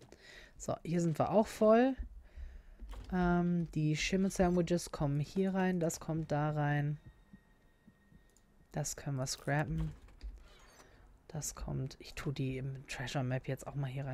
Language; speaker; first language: German; native; German